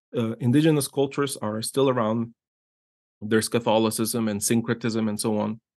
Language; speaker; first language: English; non-native, fluent; Spanish